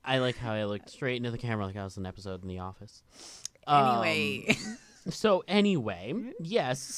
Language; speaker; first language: English; native; English